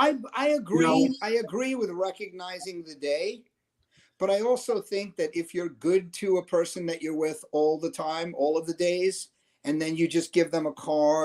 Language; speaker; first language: English; native; English